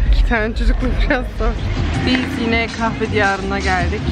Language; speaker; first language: Turkish; early bilingual, other home language; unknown